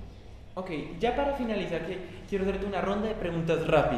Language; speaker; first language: Spanish; native; Spanish